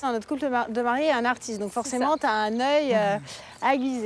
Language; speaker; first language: French; native; French